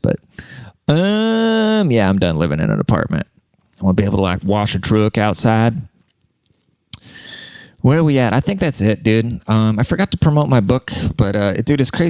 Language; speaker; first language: English; native; English